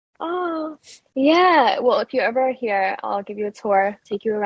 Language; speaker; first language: English; native; English